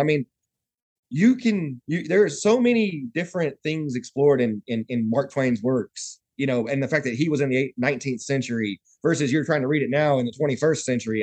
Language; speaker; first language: English; native; English